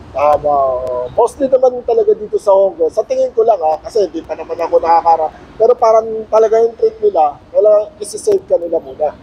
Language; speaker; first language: Filipino; native; Filipino